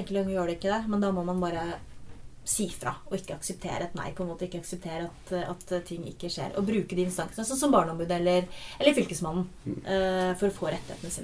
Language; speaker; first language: Norwegian; native; Norwegian